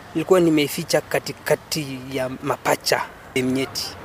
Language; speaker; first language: Swahili; non-native, local second language; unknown